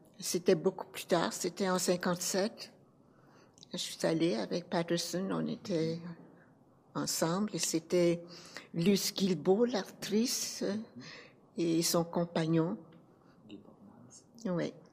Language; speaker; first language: French; native; French